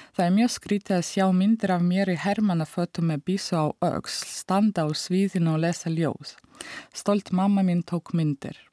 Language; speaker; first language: Icelandic; non-native, fluent; Russian